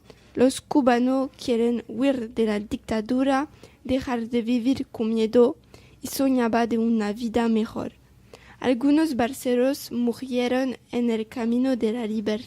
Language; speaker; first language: Spanish; non-native, learner; French